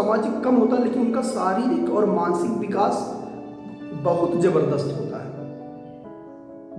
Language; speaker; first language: Hindi; native; Hindi